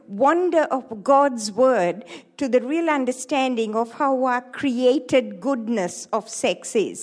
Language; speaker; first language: English; non-native, local second language; Tamil